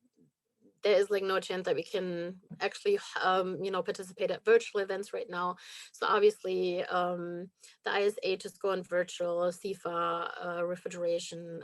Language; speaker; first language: English; non-native, fluent; German